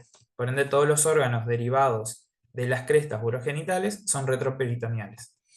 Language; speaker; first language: Spanish; native; Spanish